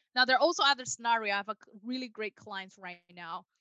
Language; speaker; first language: English; non-native, fluent; Chinese